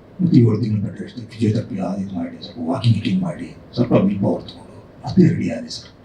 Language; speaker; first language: Kannada; native; Kannada